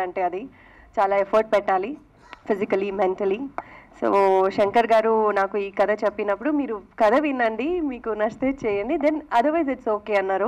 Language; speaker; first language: Telugu; non-native, fluent; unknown